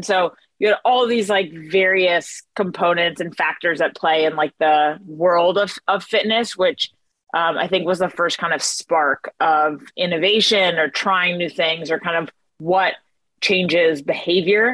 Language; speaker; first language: English; native; English